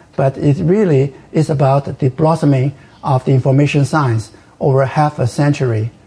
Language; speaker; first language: English; non-native, fluent; Chinese